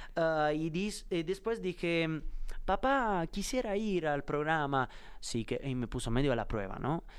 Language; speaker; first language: Spanish; non-native, fluent; Italian